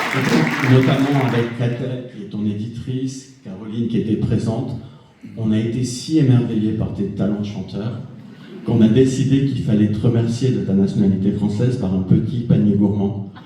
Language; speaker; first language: French; native; French